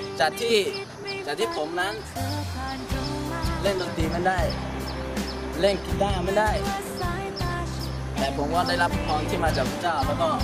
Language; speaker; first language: Thai; non-native, local second language; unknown